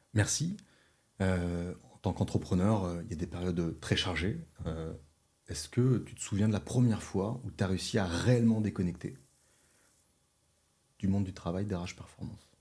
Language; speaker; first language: French; native; French